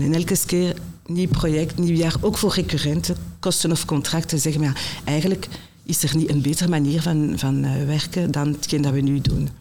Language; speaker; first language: Dutch; non-native, local second language; French